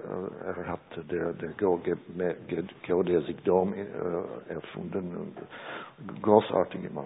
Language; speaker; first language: German; non-native, learner; Czech